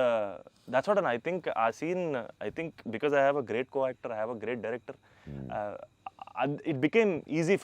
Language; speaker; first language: Telugu; native; Telugu